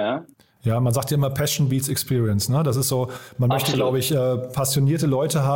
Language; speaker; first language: German; native; German